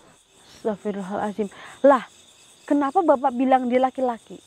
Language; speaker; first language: Indonesian; native; Indonesian